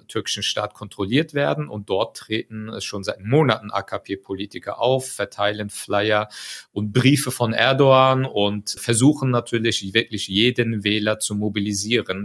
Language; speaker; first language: German; early bilingual, other home language; Turkish